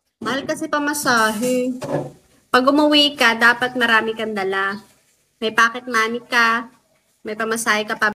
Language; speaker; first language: Filipino; non-native, local second language; Waray